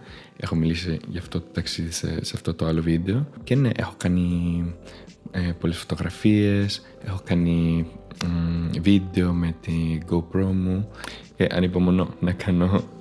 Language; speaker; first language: Greek; non-native, fluent; Spanish